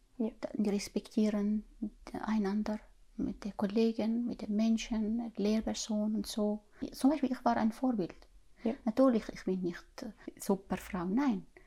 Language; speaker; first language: German; non-native, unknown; Arabic